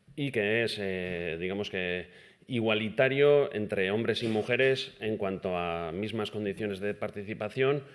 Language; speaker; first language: Spanish; non-native, local second language; Basque